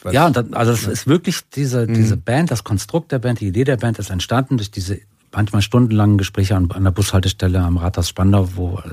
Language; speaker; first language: German; native; German